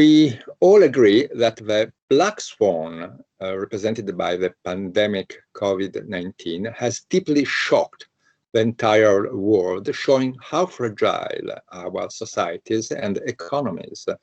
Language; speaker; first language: English; non-native, fluent; Italian